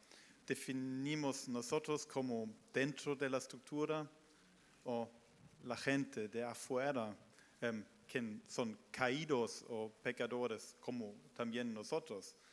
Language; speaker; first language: Spanish; non-native, fluent; German